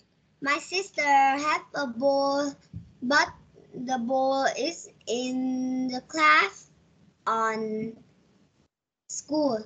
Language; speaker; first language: English; non-native, learner; Vietnamese